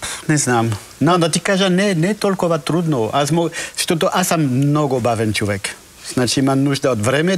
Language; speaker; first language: Bulgarian; non-native, learner; French